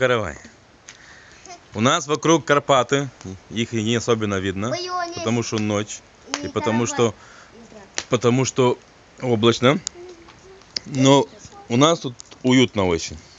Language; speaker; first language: Russian; native; Russian